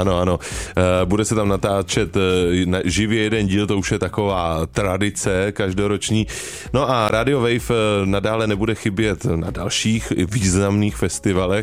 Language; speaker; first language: Czech; native; Czech